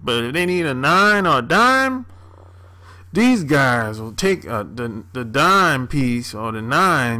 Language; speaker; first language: English; native; English